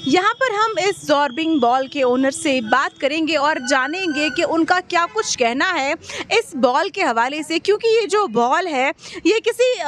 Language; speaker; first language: Hindi; non-native, local second language; Kashmiri